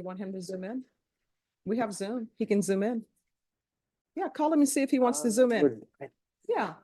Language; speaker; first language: English; native; English